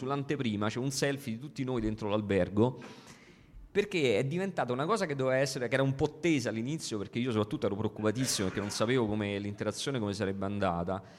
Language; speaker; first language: Italian; native; Italian